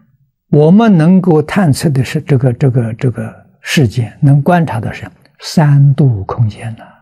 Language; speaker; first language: Chinese; native; Chinese